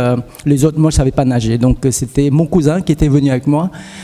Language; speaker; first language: French; early bilingual, other home language; Vietnamese